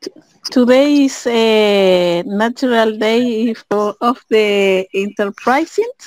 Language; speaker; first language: English; non-native, learner; Spanish